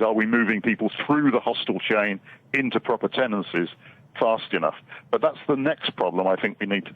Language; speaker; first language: English; native; English